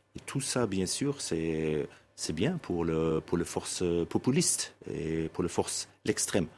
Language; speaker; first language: French; non-native, fluent; German